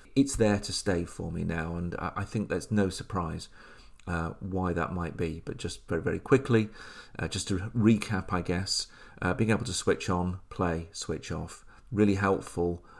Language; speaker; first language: English; native; English